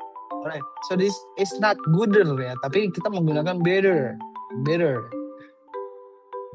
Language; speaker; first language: English; non-native, learner; Indonesian